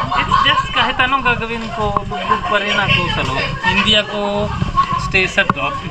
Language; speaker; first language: Filipino; non-native, learner; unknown